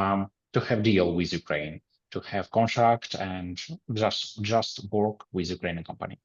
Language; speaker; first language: English; non-native, learner; Ukrainian